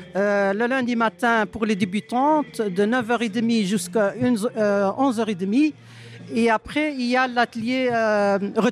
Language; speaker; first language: French; non-native, fluent; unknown